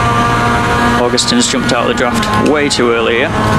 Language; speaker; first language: English; native; English